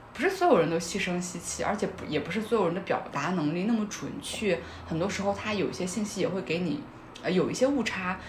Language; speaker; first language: Chinese; non-native, local second language; Kazakh